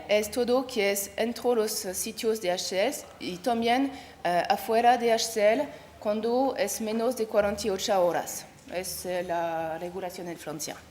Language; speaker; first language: Spanish; non-native, learner; French